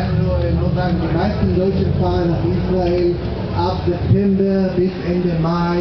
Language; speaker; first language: German; non-native, fluent; Hebrew